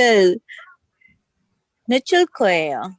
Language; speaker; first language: Korean; non-native, learner; English